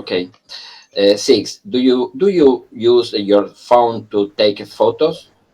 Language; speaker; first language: English; non-native, learner; Spanish